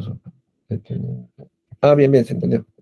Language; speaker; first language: Spanish; native; Spanish